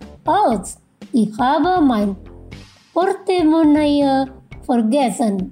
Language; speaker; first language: German; non-native, fluent; Indonesian